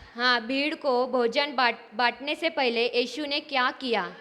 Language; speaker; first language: Hindi; non-native, local second language; Marathi